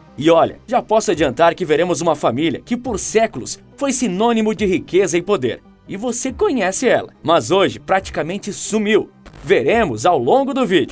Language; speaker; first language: Portuguese; native; Portuguese